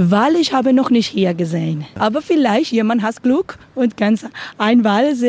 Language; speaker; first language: German; non-native, learner; Spanish